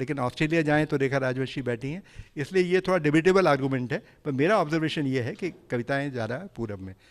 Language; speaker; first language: Hindi; native; Hindi